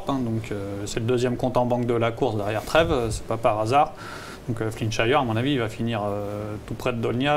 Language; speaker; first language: French; native; French